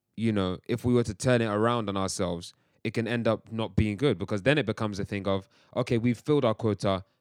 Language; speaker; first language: English; native; English